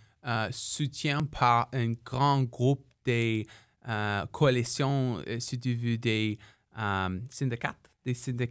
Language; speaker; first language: French; non-native, local second language; English